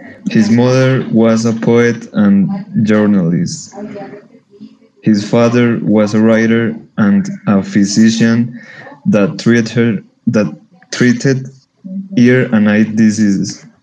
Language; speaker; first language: English; non-native, learner; Spanish